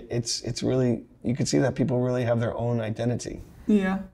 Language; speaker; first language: English; native; English